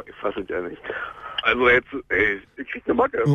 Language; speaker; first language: German; native; German